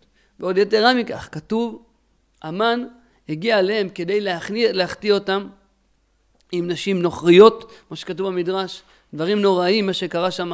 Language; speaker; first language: Hebrew; native; Hebrew